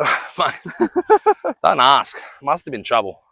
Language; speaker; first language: English; native; English